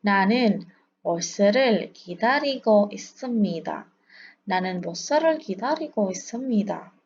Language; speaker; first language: Korean; non-native, learner; Indonesian